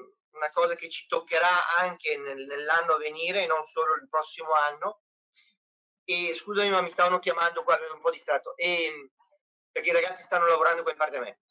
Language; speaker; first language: Italian; native; Italian